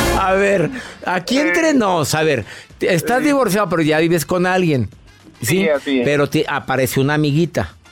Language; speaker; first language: Spanish; native; Spanish